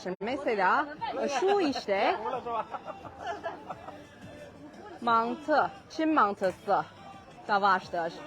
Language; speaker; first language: Turkish; non-native, learner; Chinese